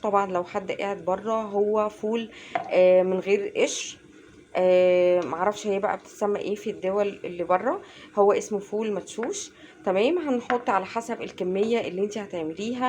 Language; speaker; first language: Arabic; native; Arabic